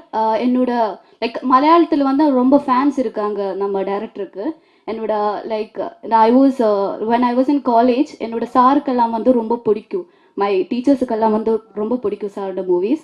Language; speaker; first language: Tamil; non-native, learner; Malayalam